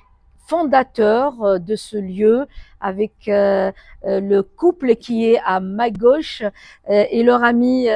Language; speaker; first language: French; non-native, local second language; Arabic